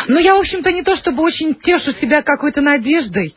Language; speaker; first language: Russian; native; Russian